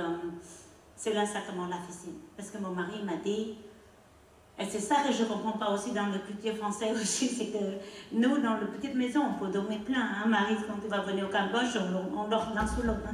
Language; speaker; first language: French; non-native, learner; Khmer